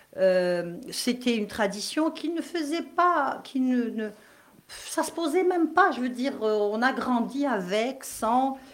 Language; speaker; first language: French; non-native, local second language; Kabyle